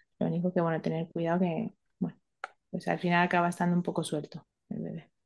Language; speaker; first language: Spanish; early bilingual, other home language; Romanian